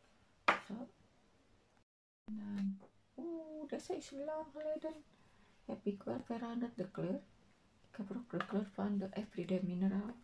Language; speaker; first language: Dutch; non-native, learner; Indonesian